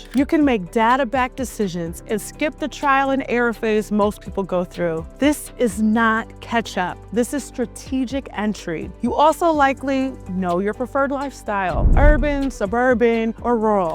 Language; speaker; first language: English; native; English